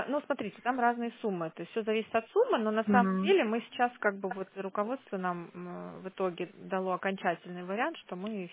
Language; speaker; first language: Russian; native; Russian